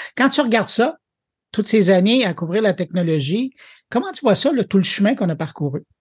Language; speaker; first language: French; native; French